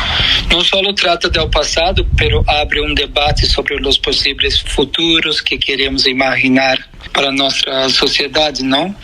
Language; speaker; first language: Spanish; non-native, fluent; Portuguese